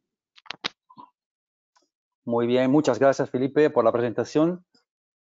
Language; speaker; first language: Spanish; non-native, fluent; Italian